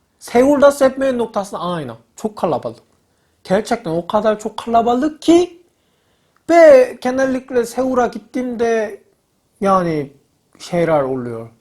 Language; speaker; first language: Turkish; non-native, learner; Korean